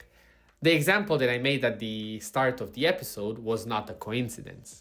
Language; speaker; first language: English; non-native, fluent; Italian